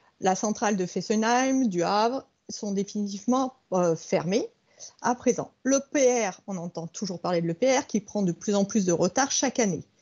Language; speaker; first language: French; native; French